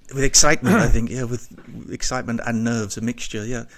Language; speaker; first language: English; native; English